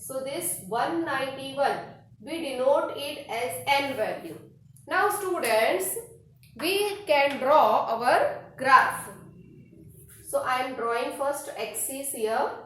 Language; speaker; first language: English; non-native, local second language; Hindi